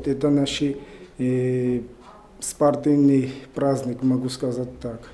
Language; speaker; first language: Russian; non-native, learner; Georgian